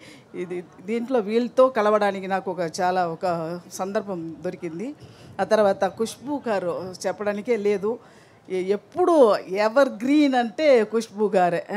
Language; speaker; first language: Telugu; non-native, fluent; Tamil